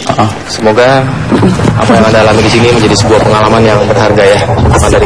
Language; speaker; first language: Indonesian; native; Indonesian